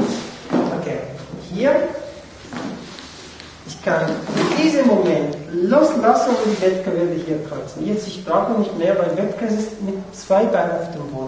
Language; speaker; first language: German; non-native, fluent; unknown